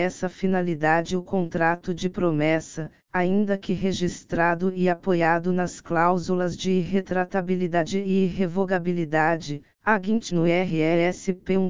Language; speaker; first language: Portuguese; native; Portuguese